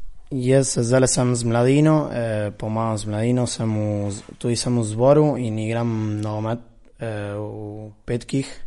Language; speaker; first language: Slovenian; early bilingual, heritage; Spanish